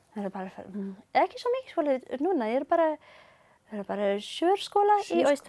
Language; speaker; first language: Icelandic; non-native, learner; English